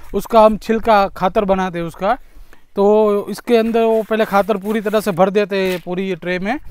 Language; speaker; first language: Hindi; non-native, local second language; Gujarati